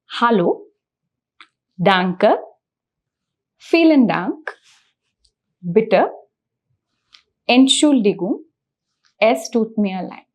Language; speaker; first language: German; non-native, fluent; English